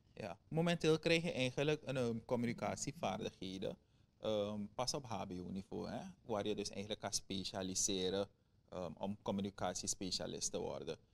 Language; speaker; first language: Dutch; native; Dutch